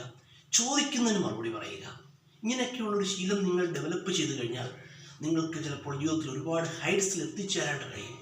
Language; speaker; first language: Malayalam; native; Malayalam